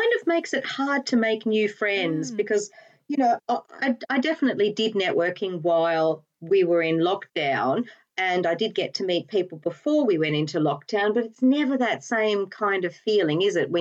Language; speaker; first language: English; native; English